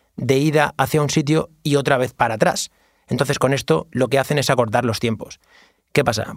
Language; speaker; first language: Spanish; native; Spanish